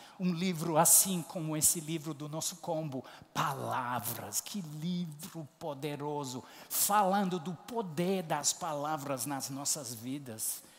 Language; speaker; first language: Portuguese; non-native, fluent; English